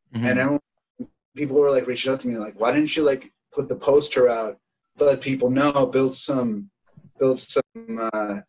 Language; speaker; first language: English; native; English